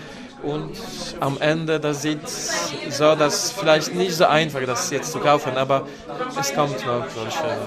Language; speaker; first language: German; non-native, learner; Polish